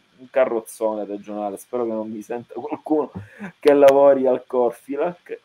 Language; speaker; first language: Italian; native; Italian